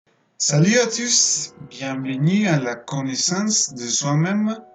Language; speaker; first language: French; non-native, fluent; Spanish